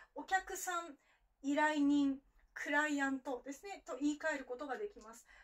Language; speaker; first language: Japanese; native; Japanese